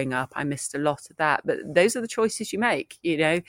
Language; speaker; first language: English; native; English